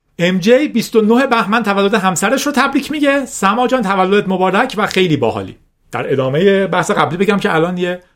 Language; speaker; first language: Persian; non-native, local second language; Azerbaijani